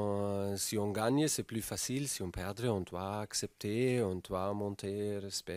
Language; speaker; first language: French; non-native, fluent; German